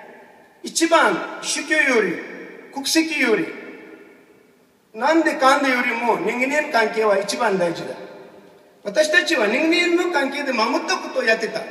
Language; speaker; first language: Japanese; non-native, fluent; Urdu